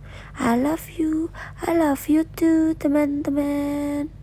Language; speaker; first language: English; non-native, learner; Indonesian